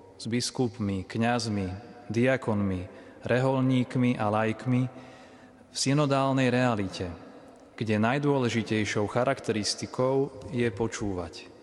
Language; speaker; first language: Slovak; non-native, learner; Italian